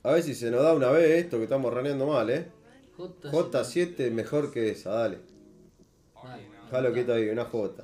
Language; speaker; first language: Spanish; native; Spanish